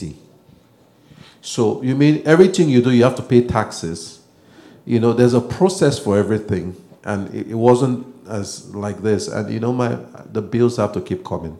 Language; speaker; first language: English; non-native, local second language; Yoruba